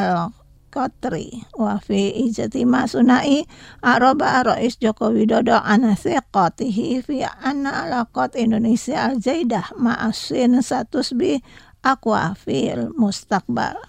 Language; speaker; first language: Arabic; non-native, learner; Indonesian